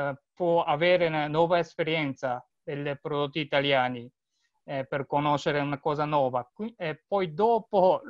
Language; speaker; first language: Italian; non-native, learner; Japanese